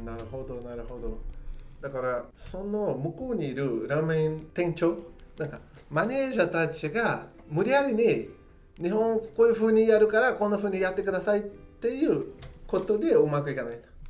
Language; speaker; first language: Japanese; non-native, fluent; Portuguese